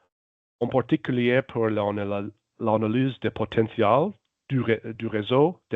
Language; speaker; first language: French; non-native, local second language; German